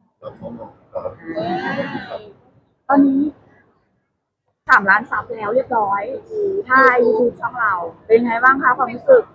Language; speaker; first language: Thai; native; Thai